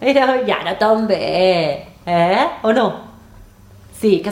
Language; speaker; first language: Catalan; native; Catalan